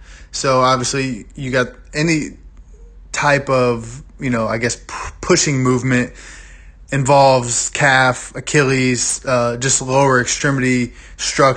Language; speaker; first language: English; native; English